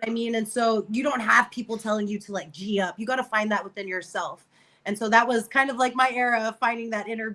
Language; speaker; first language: English; native; English